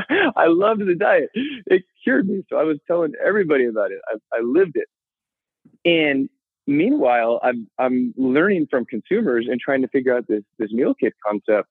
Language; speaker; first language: English; native; English